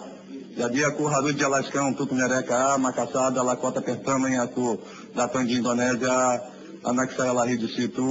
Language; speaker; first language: Indonesian; non-native, learner; Portuguese